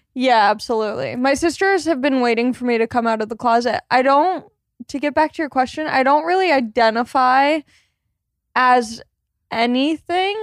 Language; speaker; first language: English; native; English